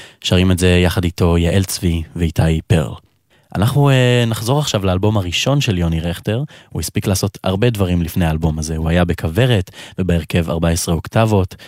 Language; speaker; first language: Hebrew; native; Hebrew